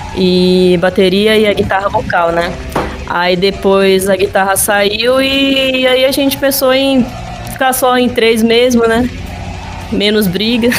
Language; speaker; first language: Portuguese; native; Portuguese